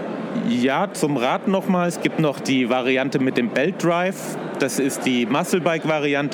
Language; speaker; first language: German; native; German